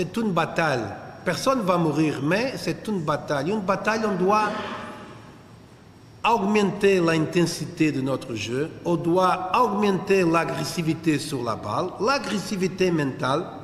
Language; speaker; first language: French; non-native, fluent; Portuguese